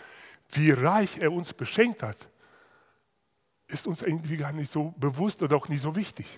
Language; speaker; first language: German; non-native, fluent; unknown